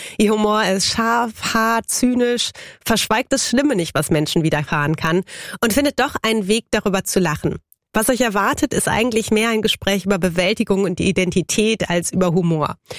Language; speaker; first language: German; native; German